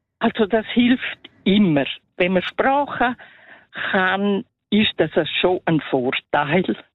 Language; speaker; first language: German; native; German